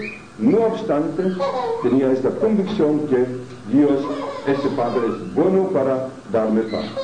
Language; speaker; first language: Spanish; non-native, fluent; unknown